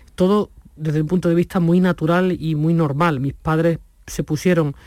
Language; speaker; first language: Spanish; native; Spanish